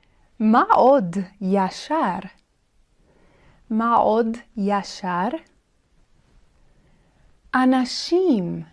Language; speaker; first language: Hebrew; non-native, learner; Indonesian